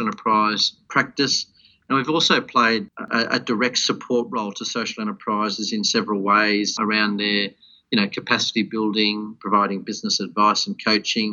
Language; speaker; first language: English; native; English